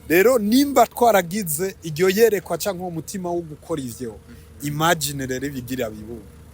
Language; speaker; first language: Rundi; early bilingual, heritage; Rundi